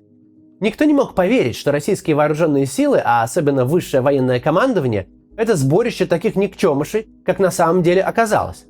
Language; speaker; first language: Russian; native; Russian